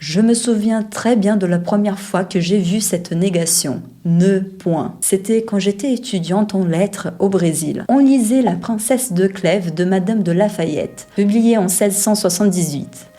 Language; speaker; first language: French; non-native, fluent; Portuguese